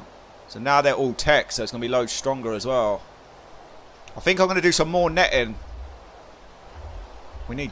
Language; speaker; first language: English; native; English